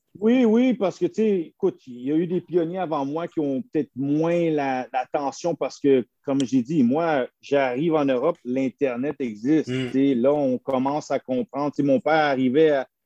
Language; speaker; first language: French; native; French